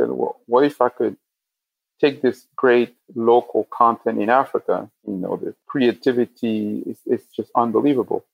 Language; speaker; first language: English; non-native, local second language; French